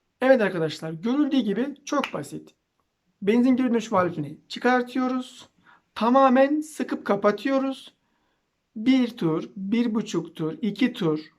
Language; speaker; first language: Turkish; native; Turkish